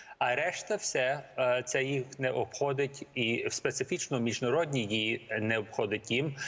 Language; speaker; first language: Ukrainian; early bilingual, heritage; Ukrainian